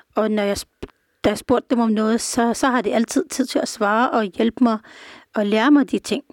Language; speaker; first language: Danish; non-native, fluent; Arabic